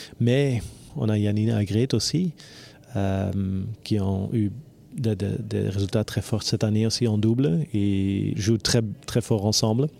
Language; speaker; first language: French; non-native, local second language; Dutch